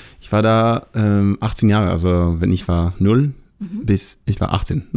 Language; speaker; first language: German; non-native, learner; Hebrew